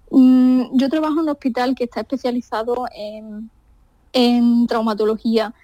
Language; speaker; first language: Spanish; native; Spanish